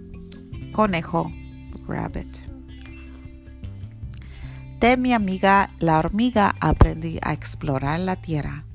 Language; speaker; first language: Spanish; early bilingual, heritage; Spanish